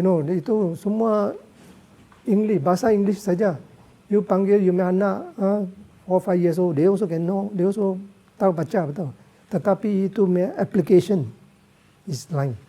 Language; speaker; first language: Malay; non-native, local second language; Cantonese